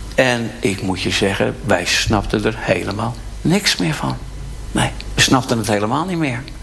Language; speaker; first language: Dutch; native; Dutch